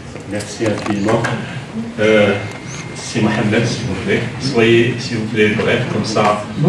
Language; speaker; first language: French; non-native, local second language; Arabic